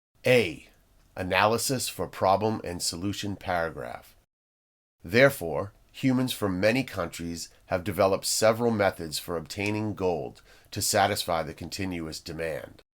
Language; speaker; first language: English; native; English